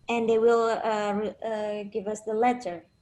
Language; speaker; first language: English; non-native, fluent; Indonesian